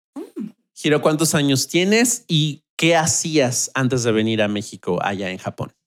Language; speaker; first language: Spanish; native; Spanish